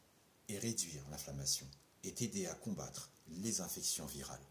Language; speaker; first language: French; native; French